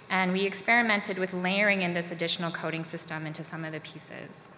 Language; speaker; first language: English; native; English